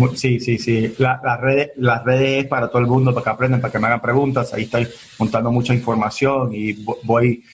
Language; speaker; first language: Spanish; early bilingual, heritage; Spanish